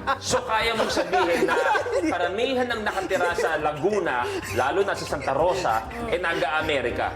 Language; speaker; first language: Filipino; native; Filipino